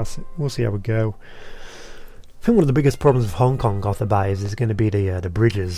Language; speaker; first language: English; native; English